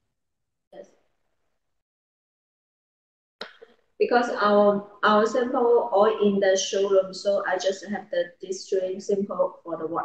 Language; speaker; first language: English; non-native, learner; Chinese